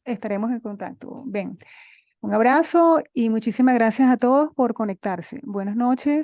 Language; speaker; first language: Spanish; native; Spanish